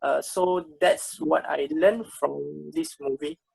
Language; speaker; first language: English; non-native, local second language; Malay